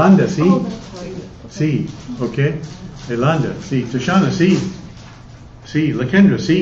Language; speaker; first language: Spanish; non-native, fluent; English